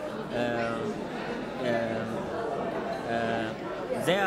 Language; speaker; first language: German; non-native, learner; Arabic